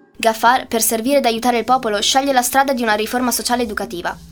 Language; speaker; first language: Italian; native; Italian